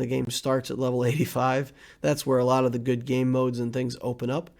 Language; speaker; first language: English; native; English